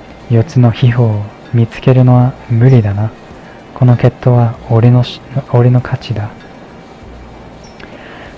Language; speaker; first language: Japanese; non-native, fluent; English